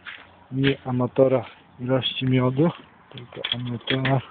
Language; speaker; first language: Polish; native; Polish